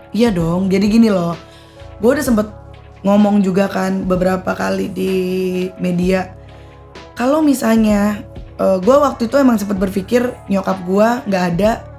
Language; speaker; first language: Indonesian; native; Indonesian